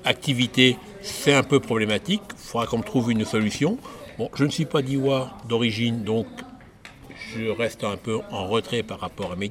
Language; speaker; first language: French; native; French